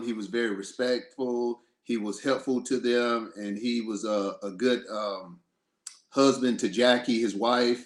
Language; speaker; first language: English; native; English